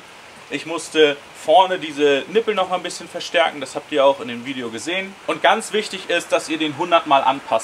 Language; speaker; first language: German; native; German